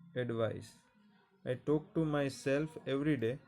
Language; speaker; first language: English; non-native, local second language; Gujarati